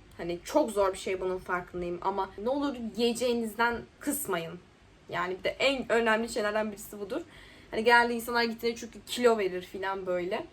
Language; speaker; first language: Turkish; native; Turkish